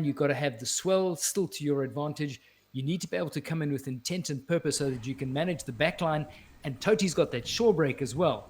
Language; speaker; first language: English; native; English